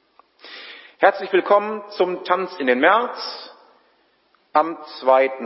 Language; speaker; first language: German; native; German